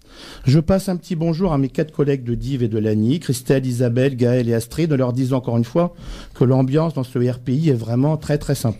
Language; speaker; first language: French; native; French